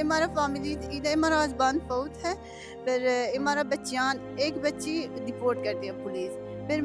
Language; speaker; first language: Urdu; non-native, learner; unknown